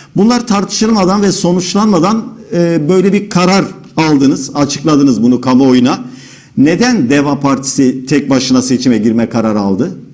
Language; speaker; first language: Turkish; native; Turkish